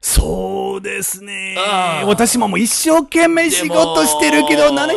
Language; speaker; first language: Japanese; non-native, learner; English